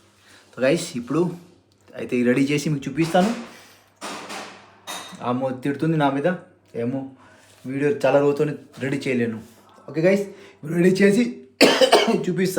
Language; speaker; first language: Telugu; non-native, learner; Hindi